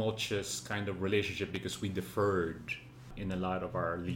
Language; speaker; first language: English; non-native, local second language; Filipino